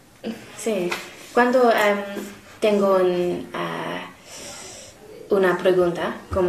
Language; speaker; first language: Spanish; non-native, learner; English